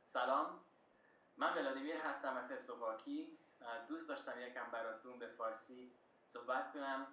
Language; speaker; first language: Persian; non-native, learner; Slovak